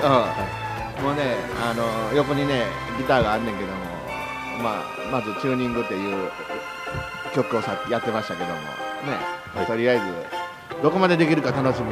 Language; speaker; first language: Japanese; native; Japanese